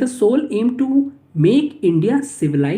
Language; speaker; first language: English; non-native, local second language; Hindi